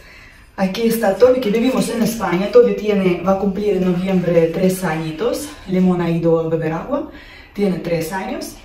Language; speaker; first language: Spanish; non-native, fluent; Russian